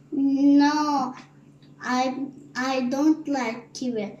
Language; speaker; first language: English; non-native, learner; Turkish